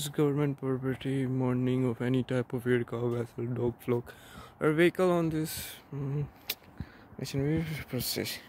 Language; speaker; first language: English; non-native, learner; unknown